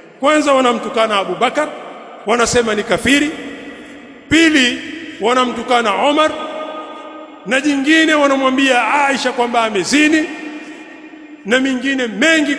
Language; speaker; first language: Swahili; native; Swahili